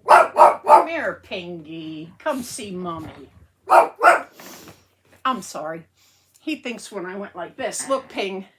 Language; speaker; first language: English; native; English